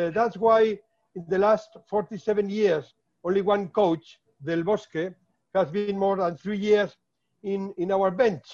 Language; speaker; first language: English; non-native, fluent; Spanish